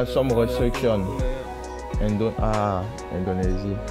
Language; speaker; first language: English; non-native, learner; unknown